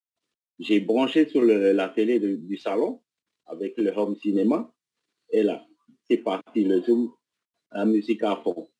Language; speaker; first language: French; non-native, local second language; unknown